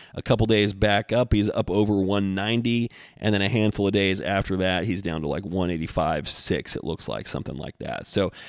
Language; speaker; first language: English; native; English